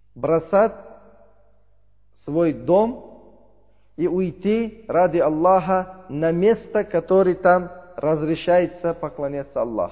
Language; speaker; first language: Russian; non-native, learner; Uzbek